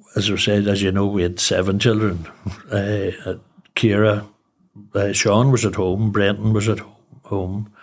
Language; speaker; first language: English; native; English